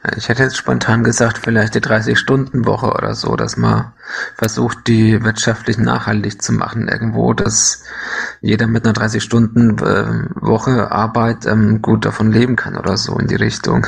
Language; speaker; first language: German; native; German